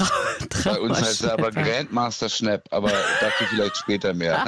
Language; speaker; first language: German; native; German